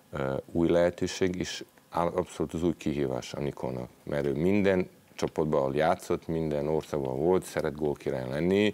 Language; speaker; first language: Hungarian; non-native, fluent; Serbian